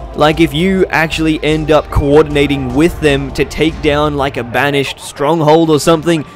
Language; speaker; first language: English; native; English